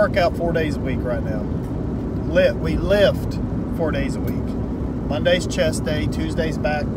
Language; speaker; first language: English; native; English